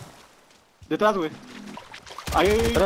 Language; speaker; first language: Spanish; native; Spanish